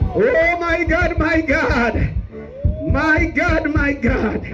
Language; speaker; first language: English; non-native, local second language; Swahili